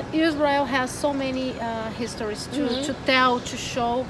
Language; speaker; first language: English; non-native, learner; Portuguese